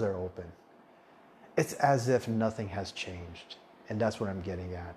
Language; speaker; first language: English; early bilingual, other home language; Min Nan Chinese